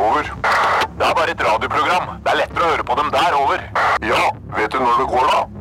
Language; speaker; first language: Norwegian; native; Norwegian